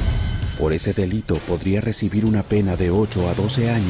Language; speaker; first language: Spanish; native; Spanish